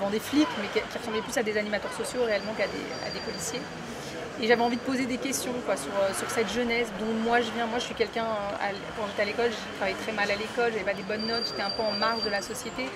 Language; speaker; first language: French; native; French